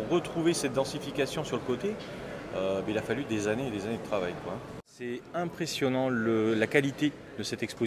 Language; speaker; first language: French; native; French